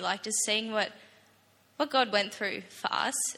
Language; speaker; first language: English; native; English